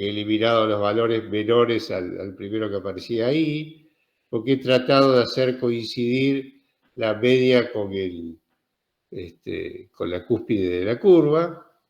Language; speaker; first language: Spanish; native; Spanish